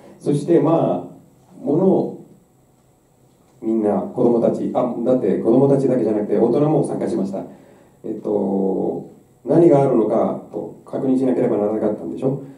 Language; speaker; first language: Japanese; non-native, fluent; Spanish